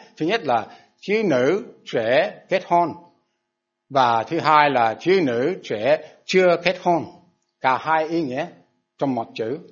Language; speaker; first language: Vietnamese; non-native, fluent; English